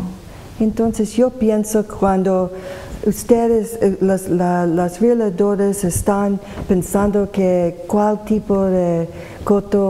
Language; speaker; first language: Spanish; non-native, learner; English